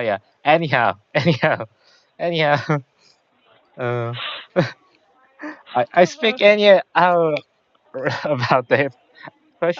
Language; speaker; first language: English; non-native, learner; Korean